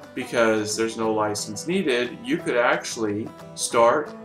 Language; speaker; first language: English; native; English